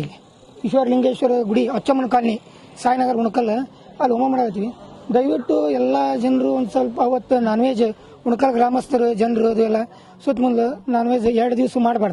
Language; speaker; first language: Kannada; native; Kannada